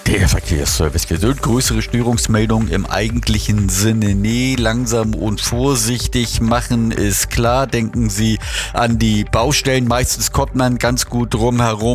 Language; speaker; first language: German; native; German